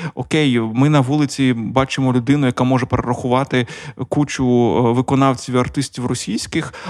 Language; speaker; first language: Ukrainian; non-native, local second language; Russian